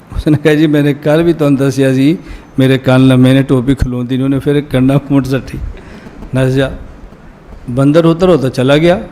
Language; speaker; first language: Urdu; non-native, local second language; Punjabi